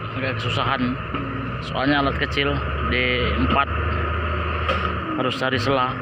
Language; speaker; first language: Indonesian; native; Indonesian